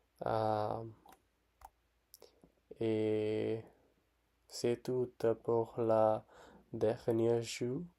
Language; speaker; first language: French; non-native, learner; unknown